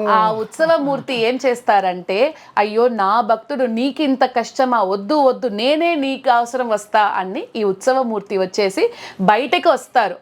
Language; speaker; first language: Telugu; non-native, local second language; Tamil